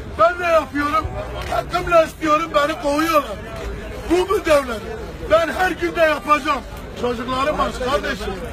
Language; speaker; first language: Turkish; native; Turkish